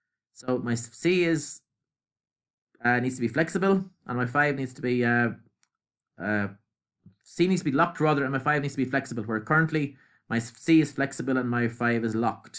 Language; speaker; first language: English; native; English